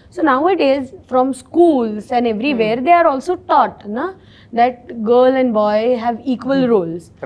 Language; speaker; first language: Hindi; non-native, local second language; Marathi